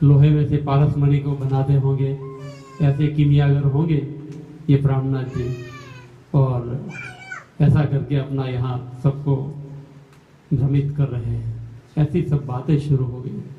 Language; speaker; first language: Hindi; non-native, local second language; Gujarati